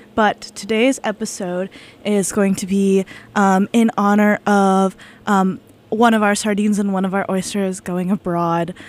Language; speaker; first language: English; native; English